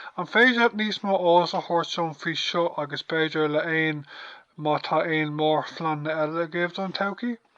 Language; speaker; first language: Irish; non-native, local second language; English